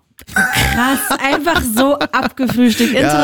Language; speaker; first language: German; native; German